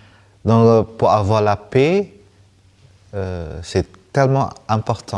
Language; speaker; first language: French; non-native, fluent; Vietnamese